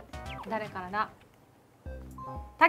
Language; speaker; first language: Japanese; native; Japanese